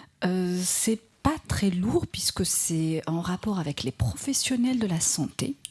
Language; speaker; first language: French; non-native, local second language; Arabic